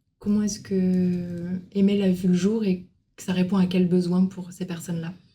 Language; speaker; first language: French; native; French